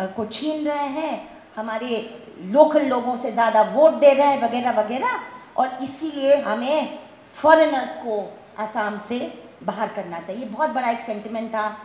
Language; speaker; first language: Hindi; non-native, local second language; Gujarati